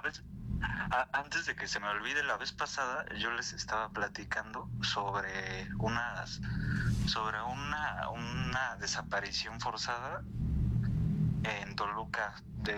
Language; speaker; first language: Spanish; native; Spanish